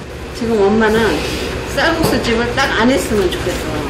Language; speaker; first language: Korean; non-native, learner; Vietnamese